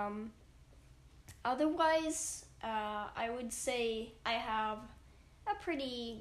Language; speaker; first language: English; non-native, fluent; Swedish